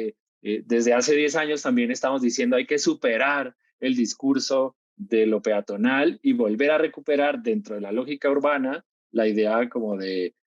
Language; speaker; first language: Spanish; native; Spanish